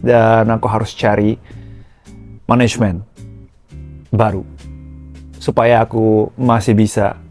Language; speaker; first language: Indonesian; non-native, fluent; Japanese